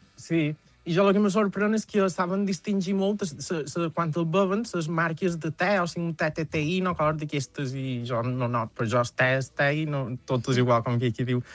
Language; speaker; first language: Catalan; native; Catalan